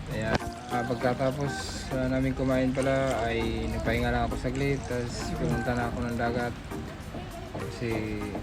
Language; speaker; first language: Filipino; native; Filipino